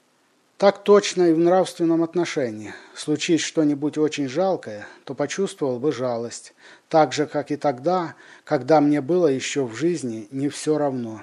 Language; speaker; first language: Russian; native; Russian